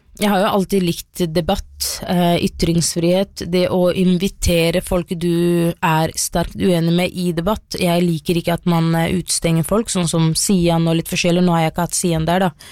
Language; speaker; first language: Norwegian; early bilingual, other home language; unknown